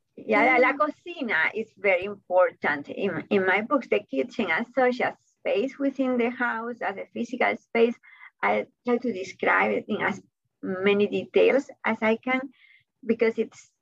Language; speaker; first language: English; non-native, fluent; Spanish